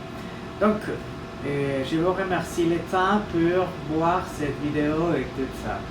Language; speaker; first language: French; non-native, fluent; Spanish